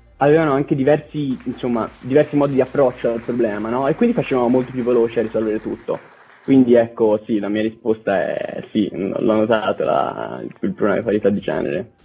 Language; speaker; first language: Italian; native; Italian